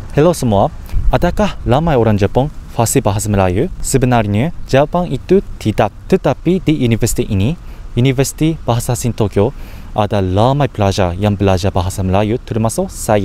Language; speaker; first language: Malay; non-native, fluent; Japanese